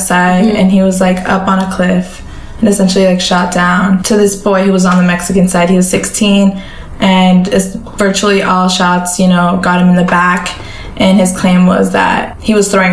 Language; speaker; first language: English; native; English